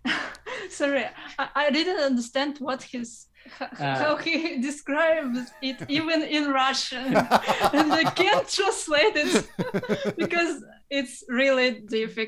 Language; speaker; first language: English; non-native, fluent; Russian